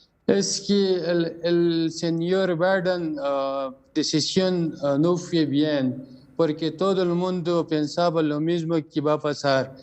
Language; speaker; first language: Spanish; non-native, learner; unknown